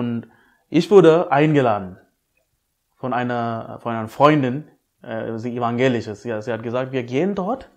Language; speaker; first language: German; non-native, fluent; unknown